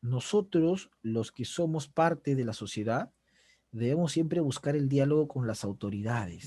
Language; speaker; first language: Spanish; native; Spanish